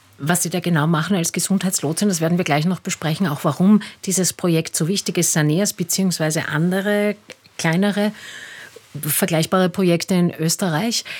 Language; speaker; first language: German; native; German